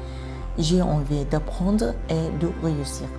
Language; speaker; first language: French; non-native, learner; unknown